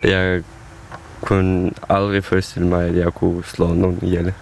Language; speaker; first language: Danish; non-native, fluent; Ukrainian